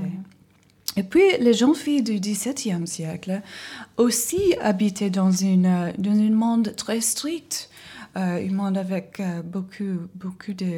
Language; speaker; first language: French; non-native, learner; English